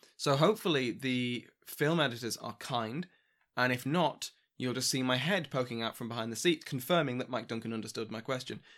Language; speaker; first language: English; native; English